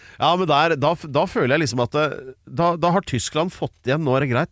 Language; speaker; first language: Norwegian; native; Norwegian